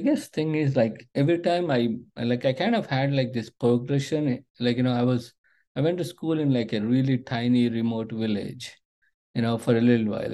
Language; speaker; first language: English; non-native, local second language; Telugu